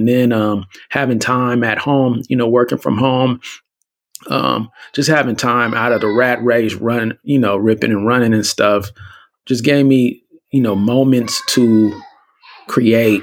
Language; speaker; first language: English; native; English